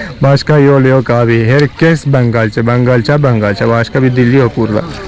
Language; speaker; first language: Turkish; non-native, fluent; Malayalam